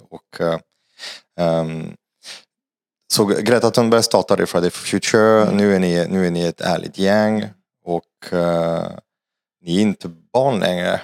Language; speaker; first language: Swedish; non-native, fluent; French